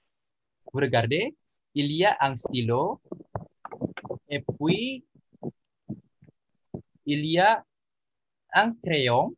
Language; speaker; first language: French; non-native, learner; Indonesian